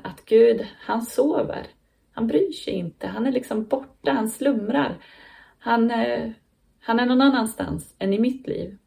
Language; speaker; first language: Swedish; native; Swedish